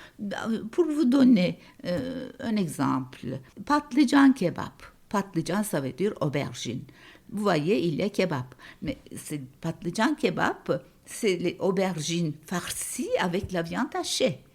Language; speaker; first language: French; non-native, fluent; Turkish